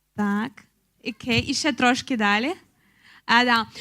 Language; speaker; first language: Ukrainian; native; Ukrainian